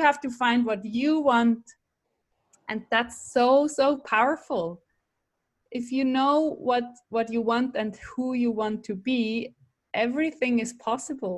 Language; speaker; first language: English; non-native, fluent; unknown